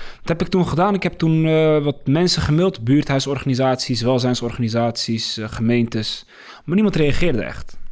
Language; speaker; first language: Dutch; early bilingual, other home language; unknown